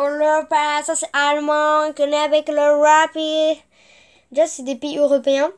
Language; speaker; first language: French; native; French